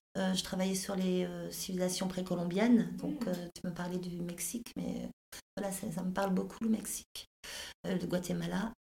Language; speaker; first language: French; native; French